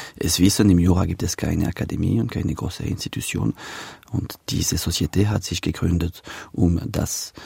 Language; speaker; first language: German; non-native, local second language; French